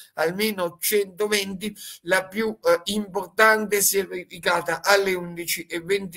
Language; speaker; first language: Italian; native; Italian